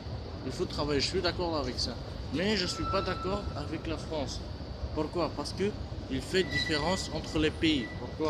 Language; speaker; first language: French; non-native, fluent; Bulgarian